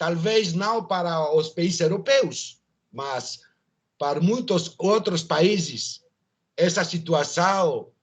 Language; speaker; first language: Portuguese; non-native, learner; French